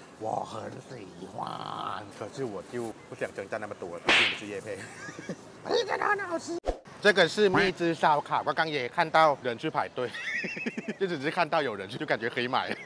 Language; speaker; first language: Chinese; non-native, fluent; Thai